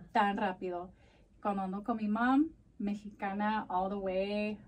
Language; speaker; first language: Spanish; early bilingual, heritage; Spanish